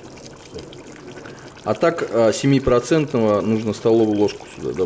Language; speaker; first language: Russian; native; Russian